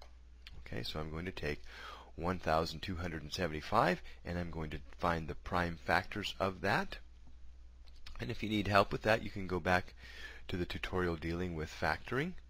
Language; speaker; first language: English; native; English